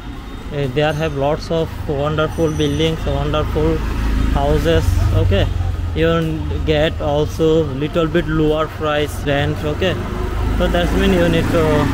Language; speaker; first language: English; non-native, learner; Bangla